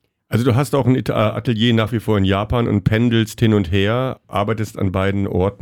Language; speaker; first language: German; native; German